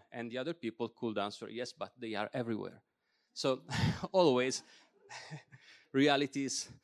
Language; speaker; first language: English; non-native, fluent; Italian